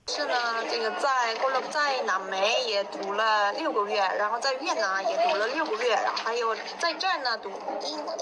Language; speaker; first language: Chinese; non-native, fluent; Korean